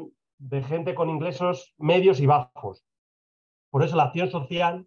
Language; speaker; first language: Spanish; native; Spanish